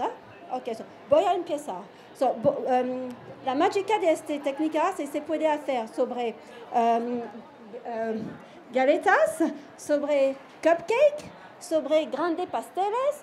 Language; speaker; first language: Spanish; non-native, learner; French